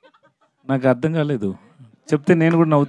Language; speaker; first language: Telugu; non-native, learner; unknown